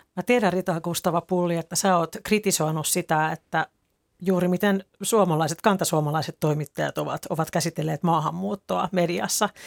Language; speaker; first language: Finnish; native; Finnish